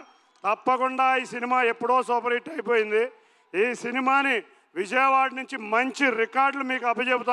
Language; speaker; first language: Telugu; native; Telugu